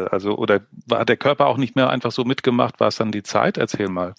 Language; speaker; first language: German; native; German